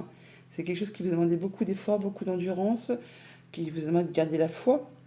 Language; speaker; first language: French; native; French